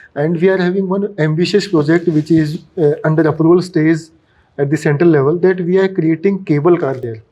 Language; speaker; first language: English; non-native, local second language; Marathi